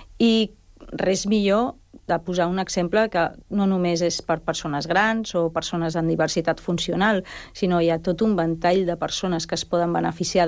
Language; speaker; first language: Catalan; non-native, local second language; Spanish